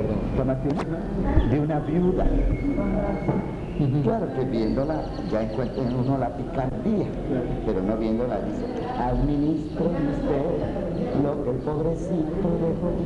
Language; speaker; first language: Spanish; native; Spanish